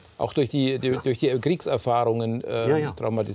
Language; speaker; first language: German; native; German